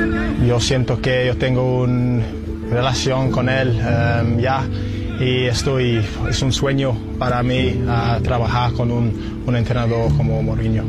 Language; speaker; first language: Spanish; non-native, learner; English